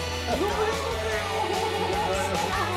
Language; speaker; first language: Korean; non-native, learner; English